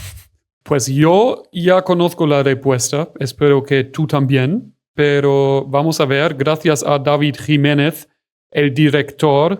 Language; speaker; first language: Spanish; non-native, fluent; German